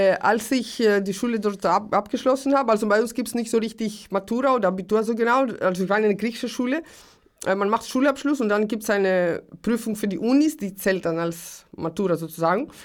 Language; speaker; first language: German; early bilingual, other home language; Greek